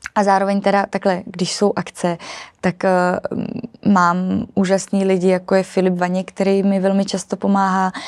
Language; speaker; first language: Czech; native; Czech